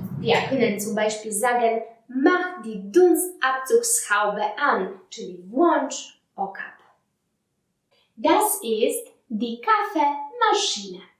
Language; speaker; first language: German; non-native, fluent; Polish